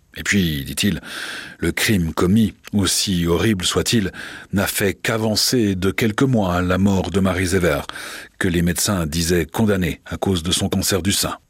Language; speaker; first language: French; native; French